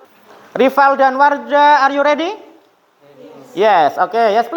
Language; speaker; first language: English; non-native, fluent; Indonesian